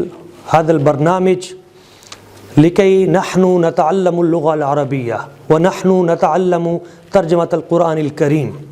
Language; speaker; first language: Arabic; non-native, fluent; Urdu